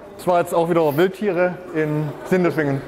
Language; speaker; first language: German; native; German